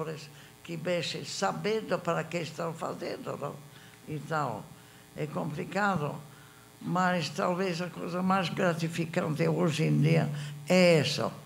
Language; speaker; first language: Portuguese; non-native, fluent; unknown